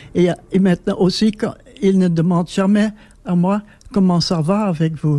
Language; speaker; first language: French; non-native, local second language; Dutch